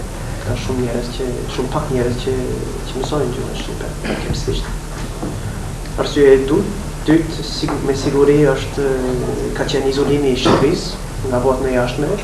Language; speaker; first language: Albanian; non-native, fluent; English